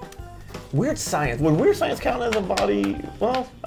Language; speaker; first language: English; native; English